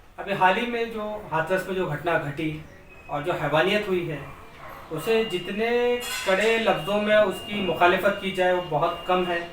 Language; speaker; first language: Hindi; native; Hindi